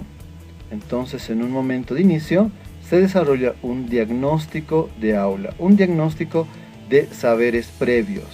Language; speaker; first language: Spanish; native; Spanish